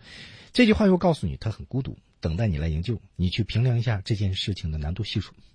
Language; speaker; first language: Chinese; native; Chinese